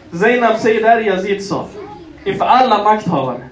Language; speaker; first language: Swedish; non-native, local second language; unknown